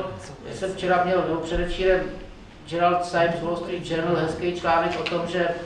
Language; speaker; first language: Czech; native; Czech